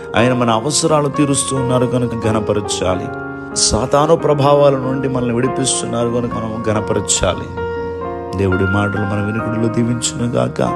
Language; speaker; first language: Telugu; native; Telugu